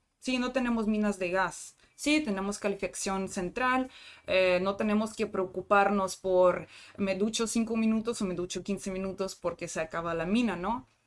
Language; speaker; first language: Spanish; non-native, fluent; Russian